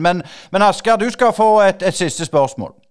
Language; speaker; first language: Norwegian; native; Norwegian